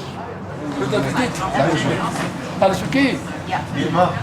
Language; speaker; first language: German; non-native, fluent; Arabic